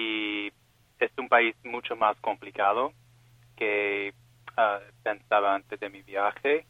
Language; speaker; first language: Spanish; non-native, fluent; English